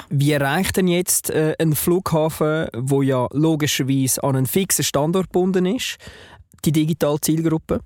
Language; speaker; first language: German; native; German